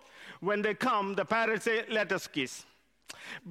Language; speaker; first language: English; non-native, local second language; Malayalam